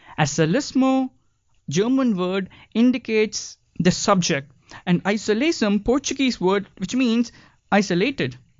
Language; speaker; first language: English; non-native, local second language; Tamil